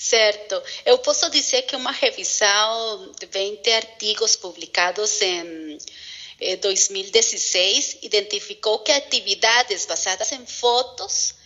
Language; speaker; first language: Portuguese; non-native, learner; Spanish